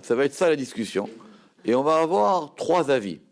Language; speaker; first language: French; native; French